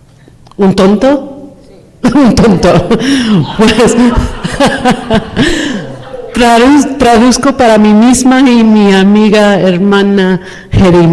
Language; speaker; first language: Spanish; non-native, fluent; English